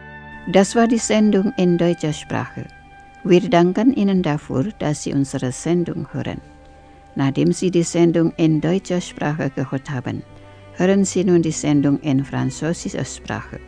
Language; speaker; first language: German; non-native, fluent; Indonesian